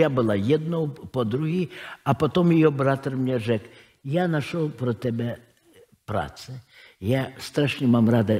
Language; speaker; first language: Czech; non-native, fluent; Russian